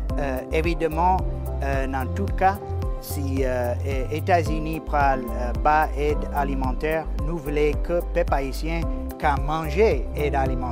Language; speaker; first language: Haitian Creole; non-native, fluent; English